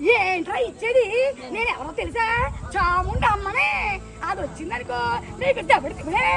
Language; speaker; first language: Telugu; native; Telugu